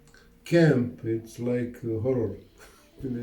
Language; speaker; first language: English; non-native, learner; Arabic